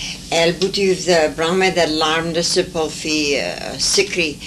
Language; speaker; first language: French; early bilingual, heritage; French